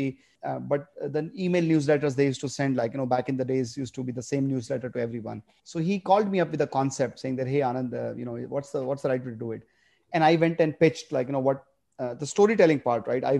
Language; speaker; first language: English; non-native, local second language; Gujarati